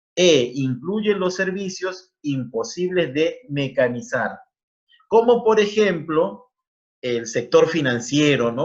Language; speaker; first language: Spanish; native; Spanish